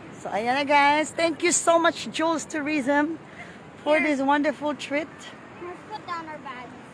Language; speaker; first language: English; non-native, local second language; Filipino